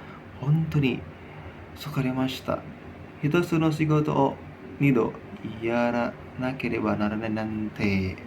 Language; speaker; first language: Japanese; non-native, learner; Indonesian